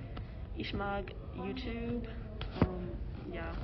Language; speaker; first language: German; non-native, learner; English